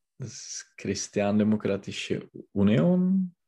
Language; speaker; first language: German; non-native, learner; Czech